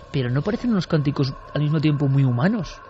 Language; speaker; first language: Spanish; native; Spanish